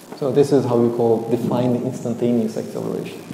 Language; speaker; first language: English; non-native, fluent; Turkish